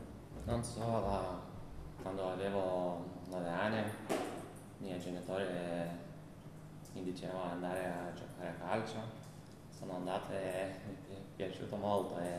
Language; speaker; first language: Italian; non-native, learner; Lithuanian